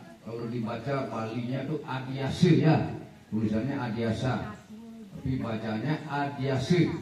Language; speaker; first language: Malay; non-native, local second language; Balinese